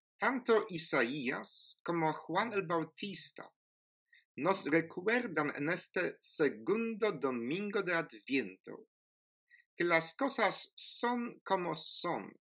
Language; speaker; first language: Spanish; non-native, fluent; Polish